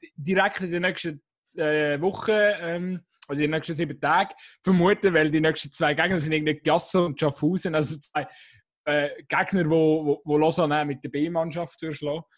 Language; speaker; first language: German; native; German